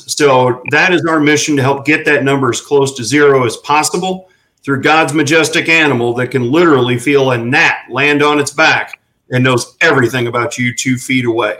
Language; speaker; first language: English; native; English